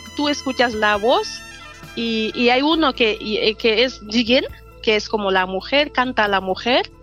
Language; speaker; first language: Spanish; non-native, fluent; Wolof